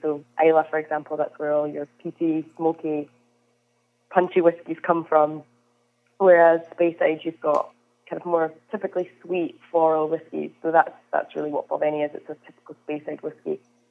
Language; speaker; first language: English; native; English